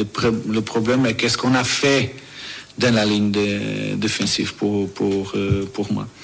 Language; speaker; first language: French; non-native, learner; Portuguese